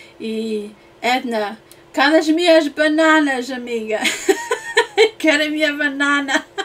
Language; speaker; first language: Portuguese; early bilingual, heritage; English